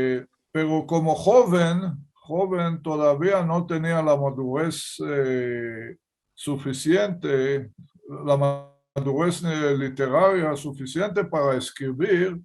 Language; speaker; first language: Spanish; non-native, fluent; Hebrew